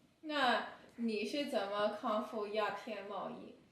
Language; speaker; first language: Chinese; non-native, learner; English